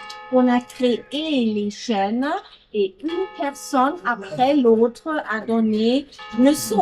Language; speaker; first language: French; non-native, fluent; German